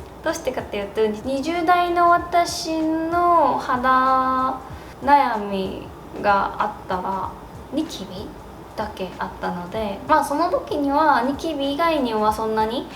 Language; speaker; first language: Japanese; non-native, learner; Korean